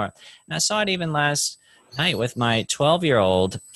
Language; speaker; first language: English; native; English